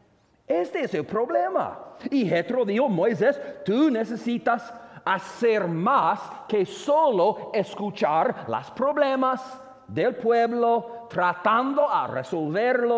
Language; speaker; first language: Spanish; non-native, fluent; English